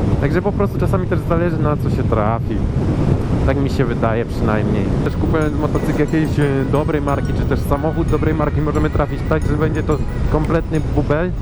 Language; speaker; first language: Polish; native; Polish